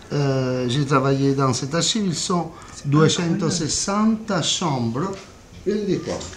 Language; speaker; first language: French; non-native, fluent; Italian